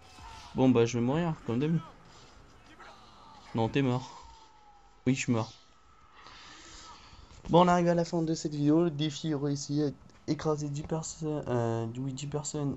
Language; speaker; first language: French; native; French